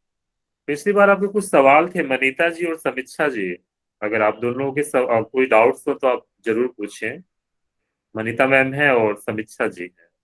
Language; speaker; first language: Hindi; native; Hindi